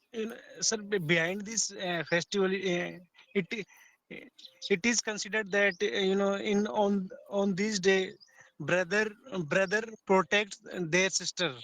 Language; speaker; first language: English; non-native, learner; Hindi